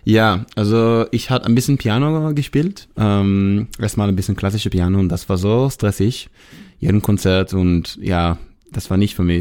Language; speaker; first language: German; non-native, learner; Hebrew